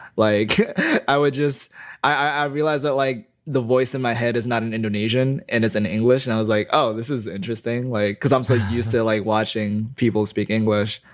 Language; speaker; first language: English; non-native, fluent; Indonesian